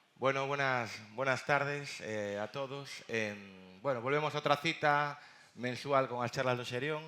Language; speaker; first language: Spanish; native; Spanish